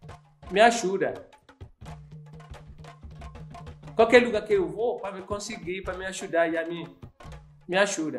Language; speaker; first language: Portuguese; non-native, learner; Yoruba